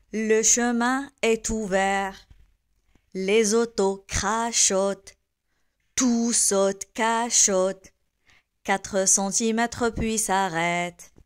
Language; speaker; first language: French; non-native, local second language; Arabic